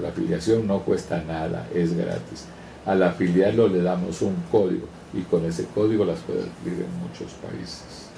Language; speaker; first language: Spanish; native; Spanish